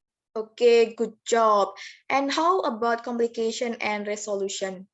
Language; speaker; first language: English; non-native, learner; Indonesian